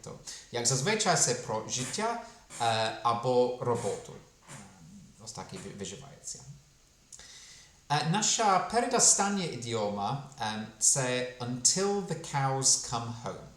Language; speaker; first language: Ukrainian; non-native, fluent; English